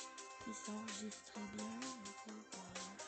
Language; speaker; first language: French; native; French